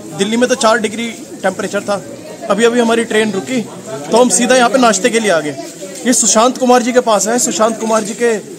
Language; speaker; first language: Hindi; native; Hindi